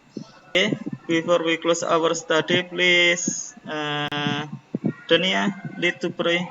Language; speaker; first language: English; non-native, learner; Indonesian